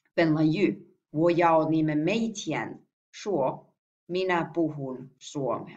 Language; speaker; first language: Chinese; non-native, learner; Finnish